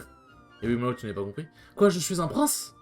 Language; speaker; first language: French; native; French